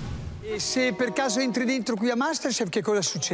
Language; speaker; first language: Italian; native; Italian